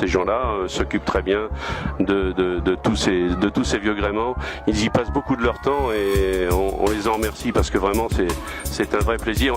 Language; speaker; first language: French; native; French